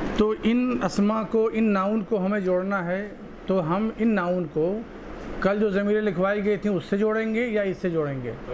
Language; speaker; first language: Urdu; native; Urdu